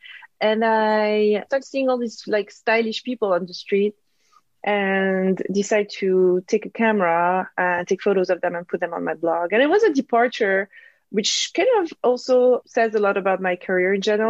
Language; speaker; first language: English; non-native, fluent; French